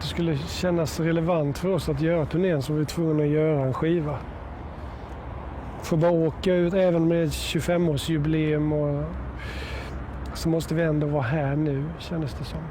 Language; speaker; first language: Swedish; native; Swedish